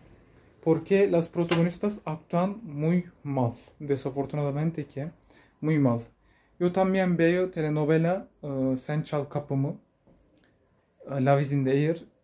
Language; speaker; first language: Spanish; non-native, learner; Turkish